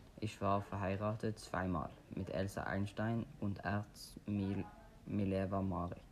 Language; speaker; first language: German; non-native, learner; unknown